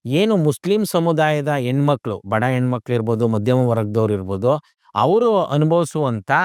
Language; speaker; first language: Kannada; native; Kannada